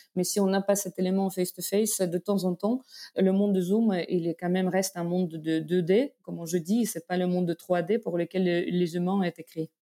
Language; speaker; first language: French; non-native, fluent; Russian